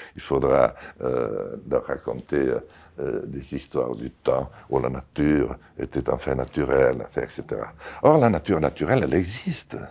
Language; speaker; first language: French; non-native, local second language; Occitan